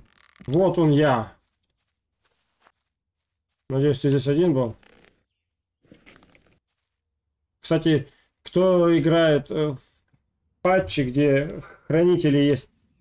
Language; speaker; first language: Russian; native; Russian